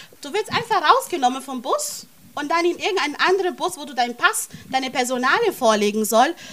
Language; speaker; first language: German; non-native, fluent; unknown